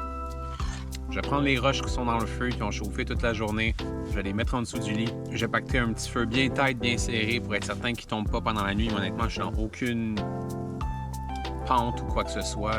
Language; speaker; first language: French; native; French